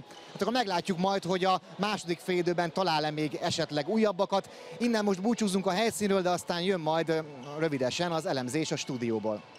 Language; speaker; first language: Hungarian; native; Hungarian